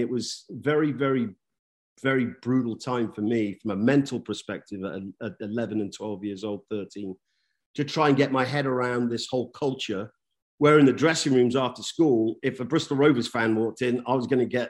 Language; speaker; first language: English; native; English